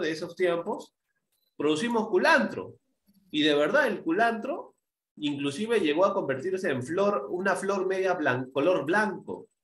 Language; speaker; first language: Spanish; native; Spanish